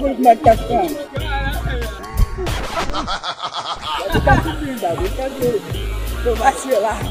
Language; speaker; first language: Portuguese; native; Portuguese